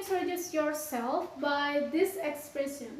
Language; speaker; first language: English; non-native, fluent; Indonesian